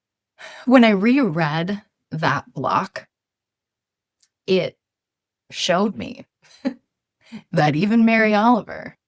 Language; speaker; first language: English; native; English